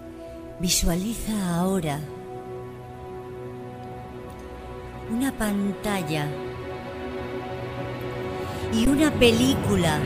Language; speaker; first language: Spanish; native; Spanish